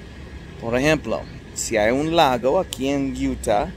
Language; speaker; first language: Spanish; non-native, fluent; English